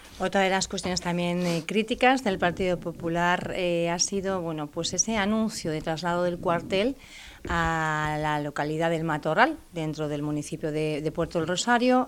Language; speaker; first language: Spanish; native; Spanish